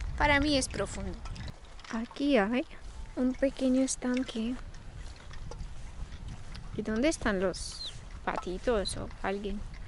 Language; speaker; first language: Spanish; non-native, fluent; Russian